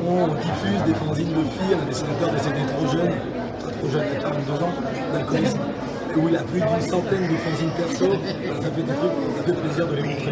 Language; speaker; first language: French; native; French